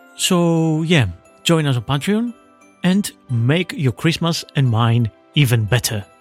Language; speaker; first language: English; non-native, fluent; Greek